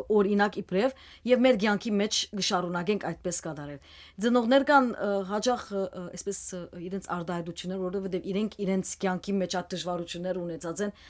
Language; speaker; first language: Armenian; early bilingual, heritage; Armenian